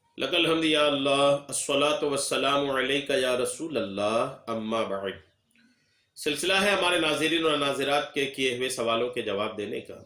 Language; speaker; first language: Urdu; native; Urdu